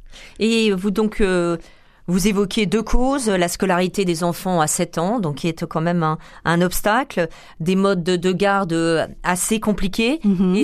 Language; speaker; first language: French; native; French